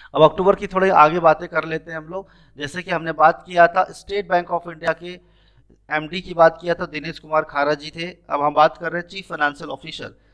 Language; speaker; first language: Hindi; native; Hindi